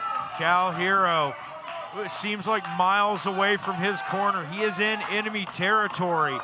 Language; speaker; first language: English; native; English